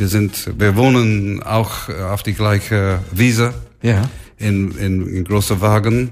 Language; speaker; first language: German; non-native, learner; English